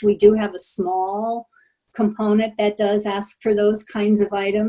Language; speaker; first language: English; native; English